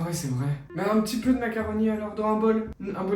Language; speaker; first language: French; native; French